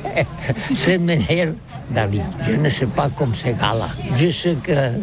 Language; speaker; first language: French; non-native, learner; Catalan